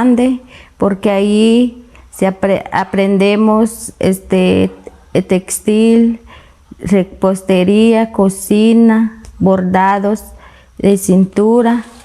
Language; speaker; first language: Spanish; non-native, local second language; Kaqchikel